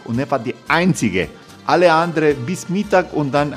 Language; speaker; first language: German; non-native, fluent; Croatian